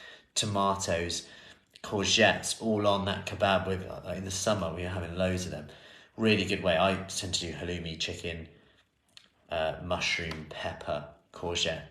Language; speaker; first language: English; native; English